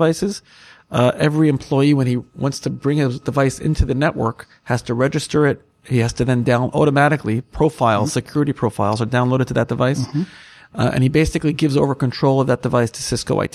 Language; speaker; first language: English; native; English